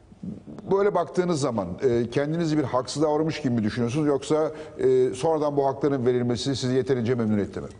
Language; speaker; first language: Turkish; native; Turkish